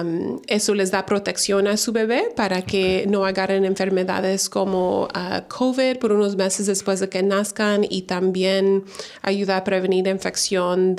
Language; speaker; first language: Spanish; early bilingual, heritage; Spanish